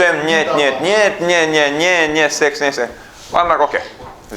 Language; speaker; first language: Russian; non-native, learner; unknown